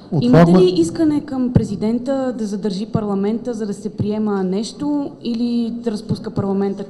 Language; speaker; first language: Bulgarian; native; Bulgarian